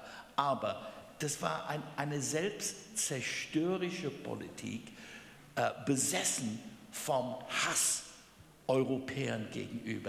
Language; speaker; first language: German; non-native, fluent; English